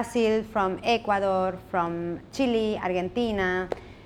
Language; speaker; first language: English; non-native, fluent; Dutch